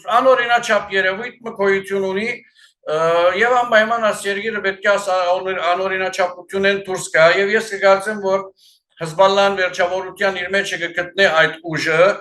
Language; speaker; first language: Armenian; early bilingual, heritage; Armenian